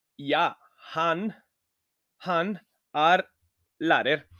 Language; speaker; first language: Norwegian; non-native, learner; Spanish